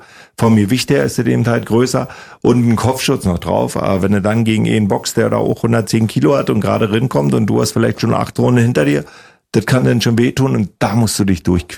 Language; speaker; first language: German; native; German